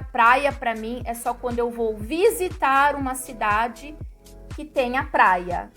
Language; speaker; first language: Portuguese; native; Portuguese